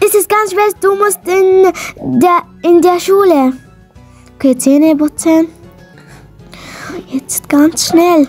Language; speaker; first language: German; non-native, learner; Arabic